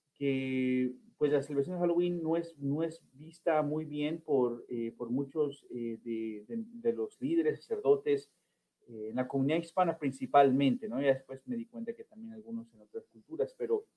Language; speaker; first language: Spanish; early bilingual, heritage; Spanish